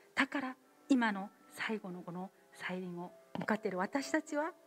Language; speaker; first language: Japanese; non-native, fluent; Korean